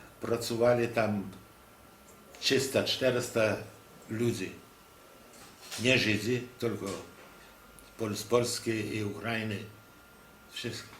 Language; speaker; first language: Polish; non-native, local second language; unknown